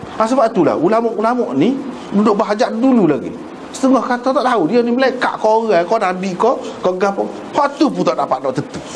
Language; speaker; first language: Malay; native; Malay